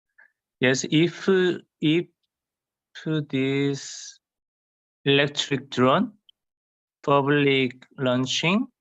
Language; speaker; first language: English; non-native, learner; Korean